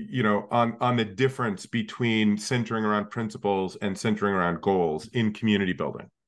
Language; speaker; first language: English; native; English